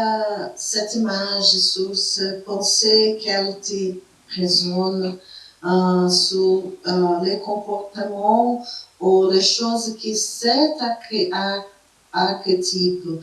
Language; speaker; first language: French; non-native, fluent; Portuguese